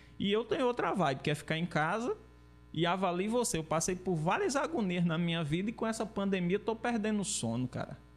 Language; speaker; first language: Portuguese; native; Portuguese